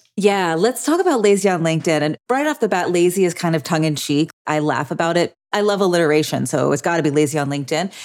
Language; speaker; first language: English; native; English